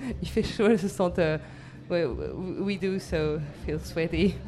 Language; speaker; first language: French; native; French